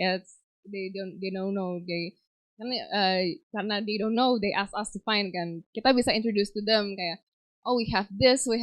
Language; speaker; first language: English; non-native, fluent; Indonesian